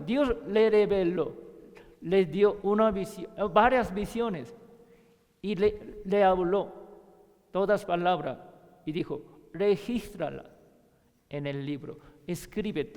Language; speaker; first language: Spanish; non-native, learner; Korean